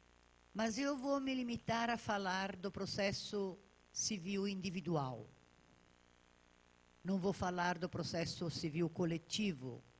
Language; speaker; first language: Portuguese; native; Portuguese